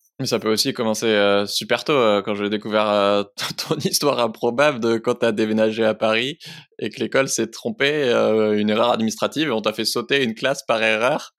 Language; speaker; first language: French; native; French